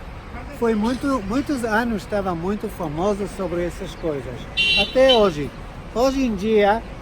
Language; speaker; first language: Portuguese; non-native, learner; Hebrew